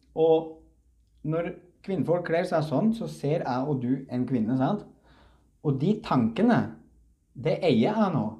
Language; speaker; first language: Norwegian; early bilingual, other home language; Uzbek